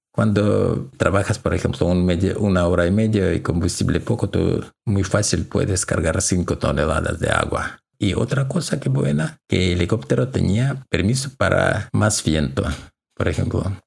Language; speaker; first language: Spanish; non-native, learner; Russian